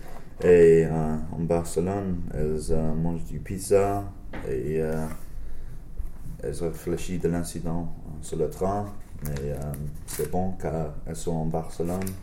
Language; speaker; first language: French; non-native, learner; English